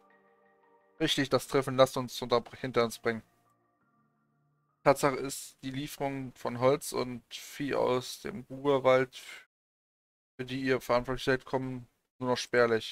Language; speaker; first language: German; native; German